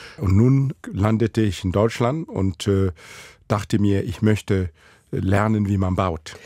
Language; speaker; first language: German; non-native, fluent; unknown